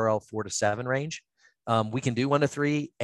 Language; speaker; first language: English; native; English